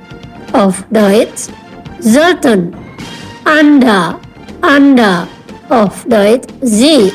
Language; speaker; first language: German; non-native, fluent; Indonesian